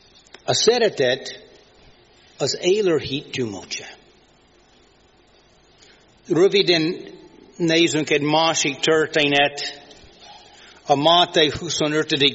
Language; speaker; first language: Hungarian; non-native, fluent; English